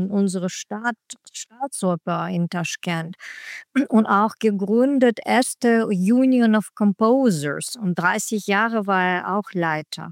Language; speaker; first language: German; non-native, learner; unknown